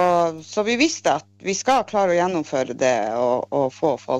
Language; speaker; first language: Norwegian; native; Norwegian